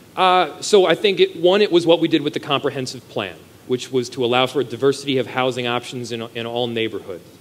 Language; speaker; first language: English; native; English